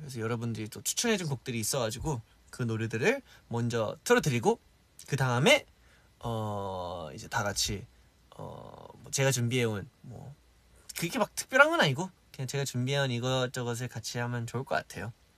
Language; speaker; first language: Korean; early bilingual, heritage; Korean